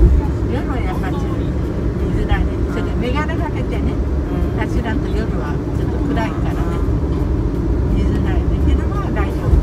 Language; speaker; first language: Japanese; native; Japanese